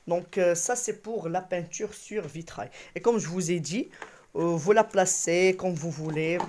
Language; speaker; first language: French; non-native, local second language; Arabic